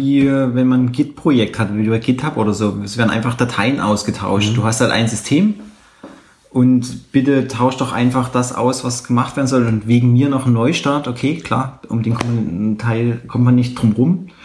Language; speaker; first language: German; native; German